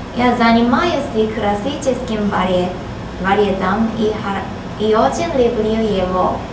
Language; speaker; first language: Russian; non-native, learner; Japanese